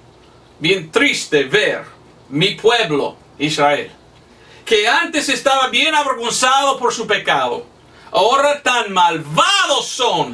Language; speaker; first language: Spanish; non-native, fluent; English